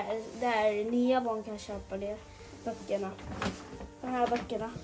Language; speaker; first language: Swedish; early bilingual, other home language; Sinhala